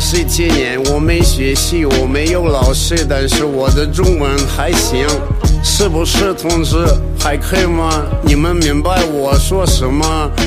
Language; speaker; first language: Chinese; non-native, learner; Russian